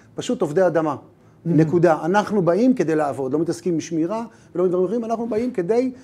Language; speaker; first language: Hebrew; native; Hebrew